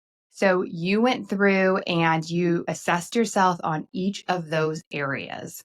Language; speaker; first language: English; native; English